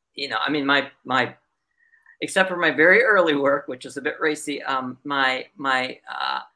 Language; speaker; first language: English; native; English